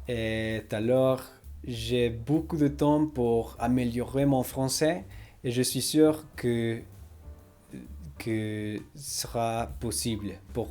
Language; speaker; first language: French; non-native, learner; English